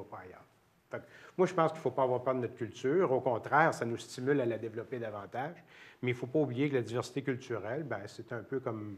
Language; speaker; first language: French; native; French